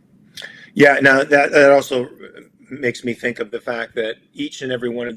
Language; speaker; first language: English; native; English